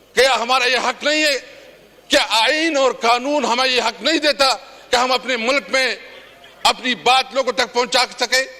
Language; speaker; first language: Urdu; non-native, local second language; Pashto